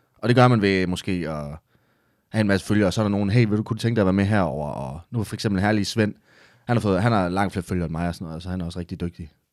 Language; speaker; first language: Danish; native; Danish